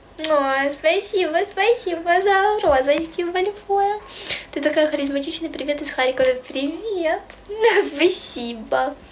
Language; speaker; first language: Russian; native; Russian